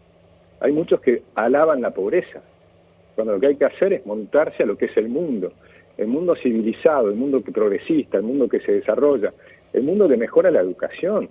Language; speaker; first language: Spanish; native; Spanish